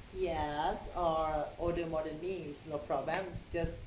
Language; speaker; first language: English; non-native, learner; Thai